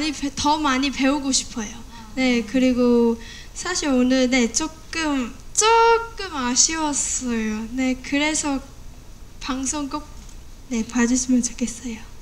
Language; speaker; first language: Korean; non-native, learner; Cantonese